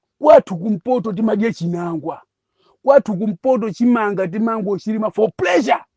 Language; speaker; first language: Nyanja; non-native, local second language; Tumbuka